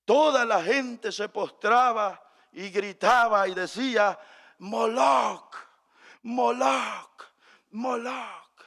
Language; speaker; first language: Spanish; native; Spanish